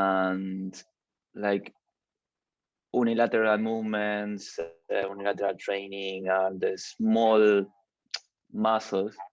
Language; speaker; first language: English; non-native, learner; Spanish